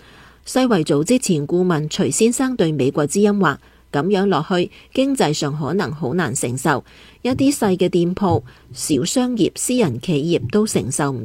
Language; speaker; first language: Chinese; non-native, local second language; Cantonese